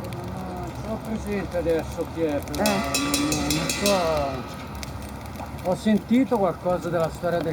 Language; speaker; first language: Italian; non-native, fluent; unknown